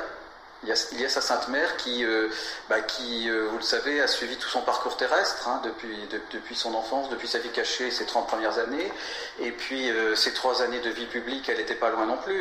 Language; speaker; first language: French; native; French